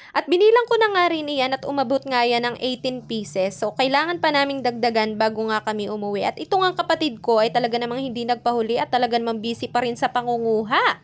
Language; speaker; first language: Filipino; native; Filipino